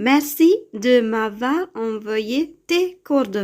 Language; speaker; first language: French; non-native, fluent; Tamil